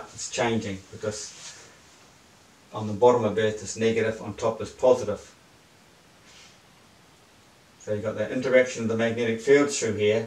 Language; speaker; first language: English; native; English